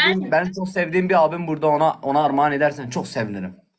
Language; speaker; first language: Turkish; native; Turkish